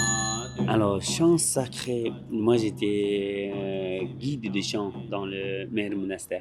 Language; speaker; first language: French; non-native, learner; Tibetan